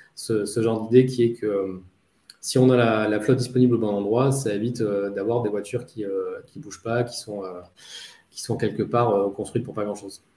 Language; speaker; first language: French; native; French